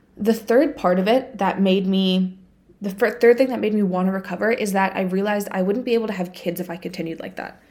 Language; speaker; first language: English; non-native, fluent; Bulgarian